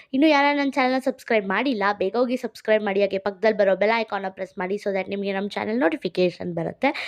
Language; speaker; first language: Kannada; non-native, local second language; Malayalam